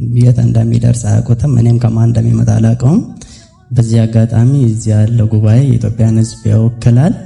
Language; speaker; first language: Amharic; non-native, local second language; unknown